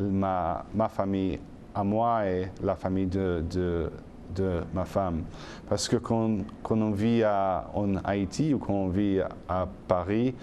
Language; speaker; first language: French; non-native, fluent; English